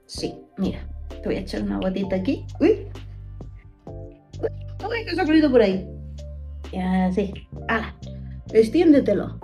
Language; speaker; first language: Spanish; native; Spanish